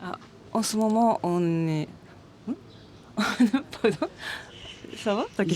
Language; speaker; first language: French; non-native, learner; Japanese